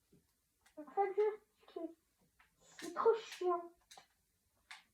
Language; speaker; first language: French; native; French